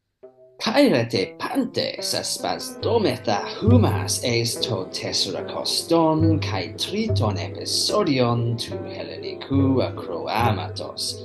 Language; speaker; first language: Greek; non-native, fluent; English